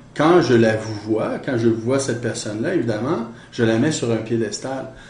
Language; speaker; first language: French; native; French